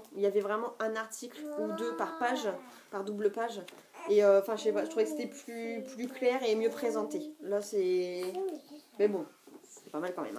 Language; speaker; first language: French; native; French